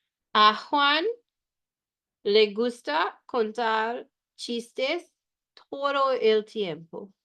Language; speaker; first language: Spanish; non-native, fluent; English